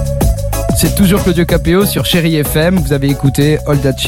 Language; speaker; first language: French; native; French